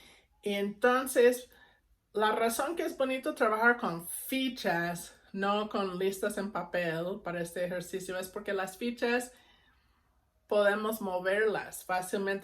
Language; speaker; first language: Spanish; non-native, fluent; English